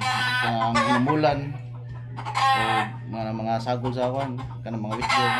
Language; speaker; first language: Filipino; non-native, local second language; Cebuano